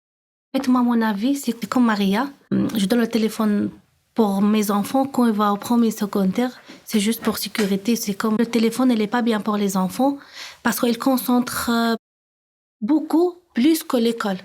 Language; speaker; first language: French; non-native, learner; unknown